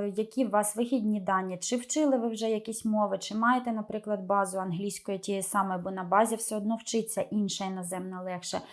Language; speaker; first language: Ukrainian; non-native, local second language; Russian